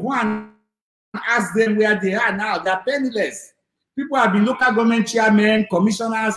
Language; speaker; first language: English; non-native, local second language; Yoruba